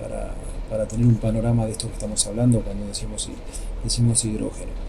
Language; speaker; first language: Spanish; native; Spanish